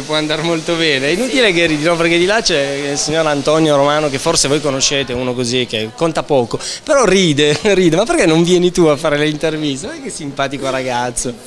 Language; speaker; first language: Italian; native; Italian